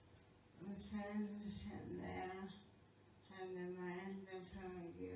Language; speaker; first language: Swedish; non-native, fluent; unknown